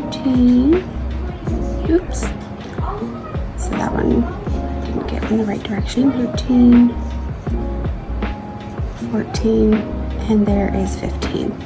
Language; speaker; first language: English; native; English